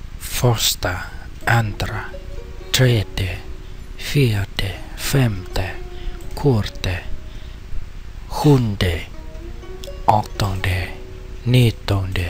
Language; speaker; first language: Swedish; non-native, learner; Vietnamese